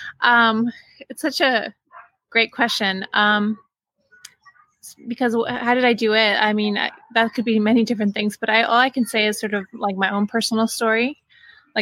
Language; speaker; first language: English; native; English